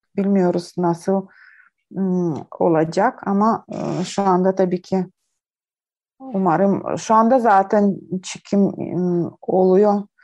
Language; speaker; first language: Turkish; non-native, learner; Ukrainian